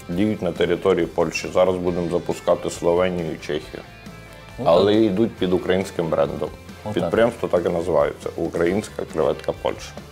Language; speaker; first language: Ukrainian; native; Ukrainian